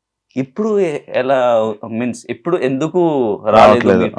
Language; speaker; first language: Telugu; non-native, learner; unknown